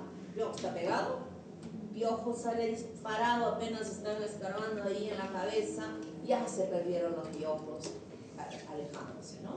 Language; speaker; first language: Spanish; native; Spanish